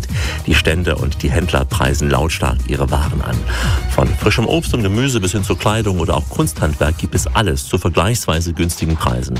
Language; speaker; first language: German; native; German